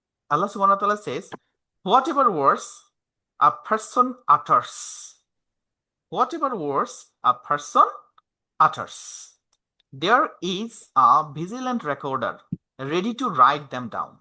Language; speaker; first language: English; non-native, local second language; Bangla